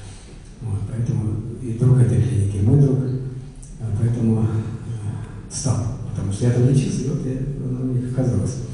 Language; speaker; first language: Russian; native; Russian